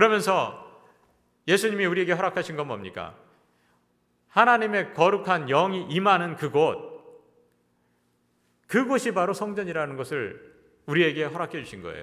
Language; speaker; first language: Korean; native; Korean